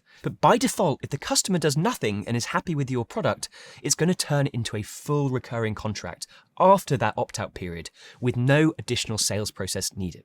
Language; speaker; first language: English; native; English